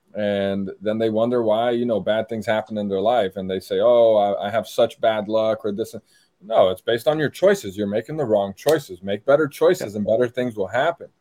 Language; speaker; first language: English; early bilingual, other home language; Portuguese